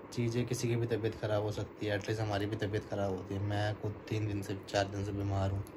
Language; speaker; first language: Hindi; native; Hindi